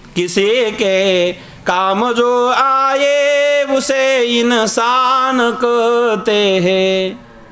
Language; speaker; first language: Hindi; non-native, local second language; Marathi